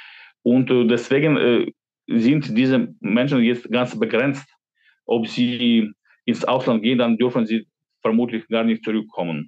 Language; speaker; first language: German; non-native, fluent; Ukrainian